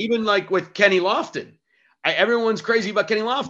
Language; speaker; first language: English; native; English